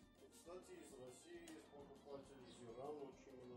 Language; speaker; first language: Russian; non-native, fluent; Armenian